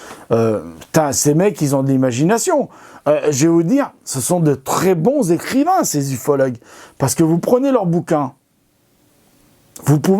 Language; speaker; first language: French; native; French